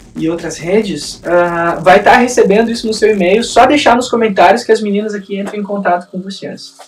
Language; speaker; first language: Portuguese; native; Portuguese